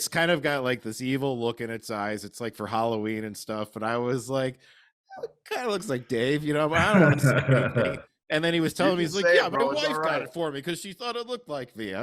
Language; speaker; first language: English; native; English